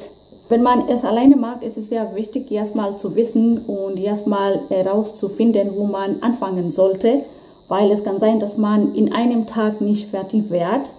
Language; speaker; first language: German; non-native, fluent; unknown